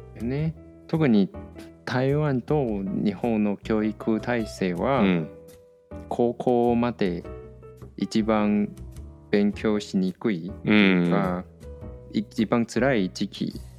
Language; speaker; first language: Japanese; non-native, fluent; Chinese